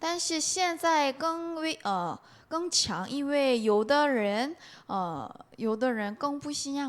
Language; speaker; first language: Chinese; non-native, learner; Korean